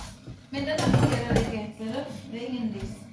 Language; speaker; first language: Norwegian; non-native, learner; Filipino